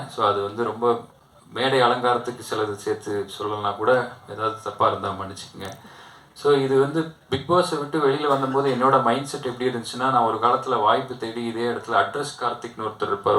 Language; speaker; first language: Tamil; native; Tamil